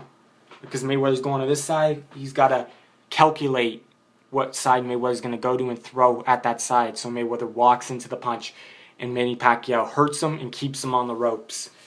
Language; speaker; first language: English; native; English